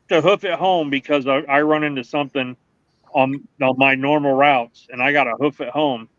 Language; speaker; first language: English; native; English